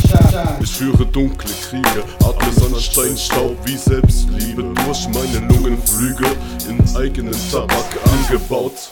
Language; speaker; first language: German; native; German